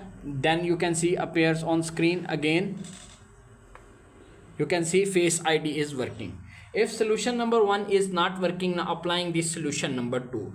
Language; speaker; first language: English; non-native, local second language; Urdu